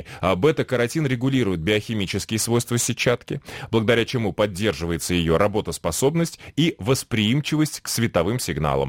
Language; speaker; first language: Russian; native; Russian